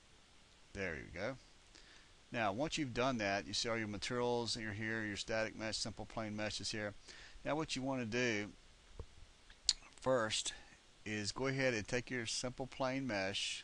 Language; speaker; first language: English; native; English